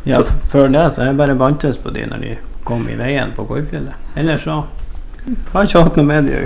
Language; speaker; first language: Norwegian; native; Norwegian